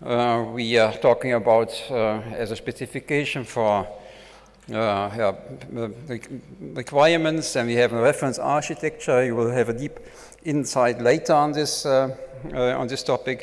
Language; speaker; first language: English; non-native, fluent; German